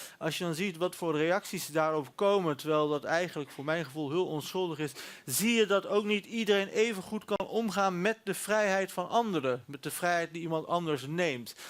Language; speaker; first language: Dutch; early bilingual, other home language; Turkish